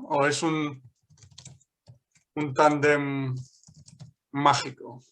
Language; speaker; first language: Spanish; non-native, fluent; English